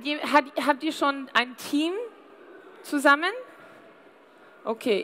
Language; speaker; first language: German; non-native, fluent; English